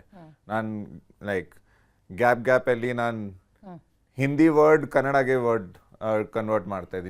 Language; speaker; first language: Kannada; non-native, local second language; Punjabi